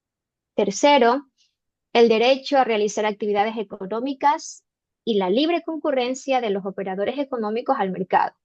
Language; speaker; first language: Spanish; native; Spanish